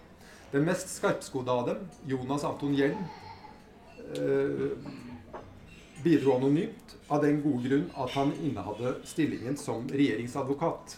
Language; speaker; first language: Norwegian; native; Norwegian